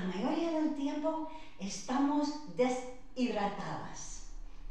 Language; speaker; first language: Spanish; non-native, fluent; English